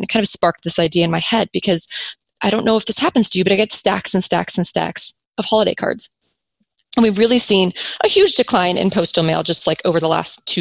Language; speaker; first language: English; native; English